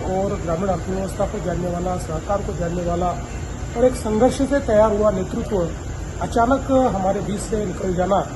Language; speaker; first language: Hindi; non-native, local second language; Marathi